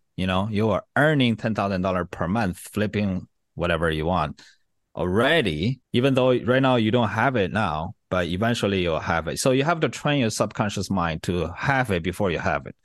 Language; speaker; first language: English; non-native, fluent; Chinese